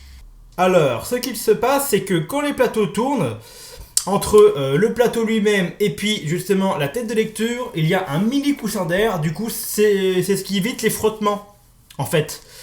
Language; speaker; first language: French; native; French